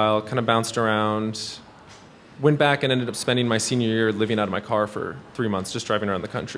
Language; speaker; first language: English; native; English